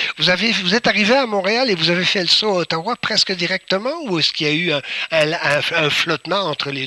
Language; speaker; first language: French; native; French